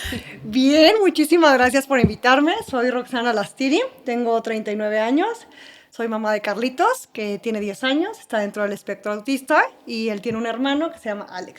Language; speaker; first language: Spanish; native; Spanish